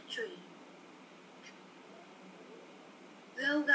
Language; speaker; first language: English; non-native, learner; Vietnamese